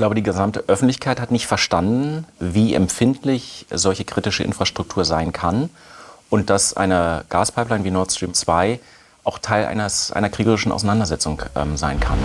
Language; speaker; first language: German; native; German